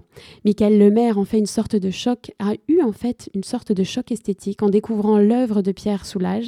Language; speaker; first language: French; native; French